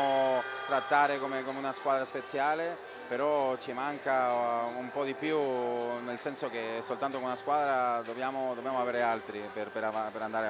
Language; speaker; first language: Italian; non-native, fluent; Spanish